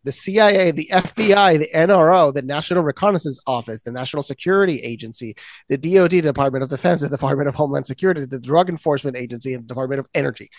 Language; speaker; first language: English; non-native, local second language; Spanish